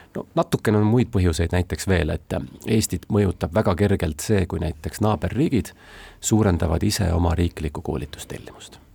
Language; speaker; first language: Estonian; native; Estonian